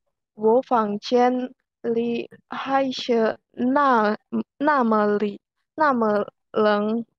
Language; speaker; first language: Chinese; non-native, learner; Indonesian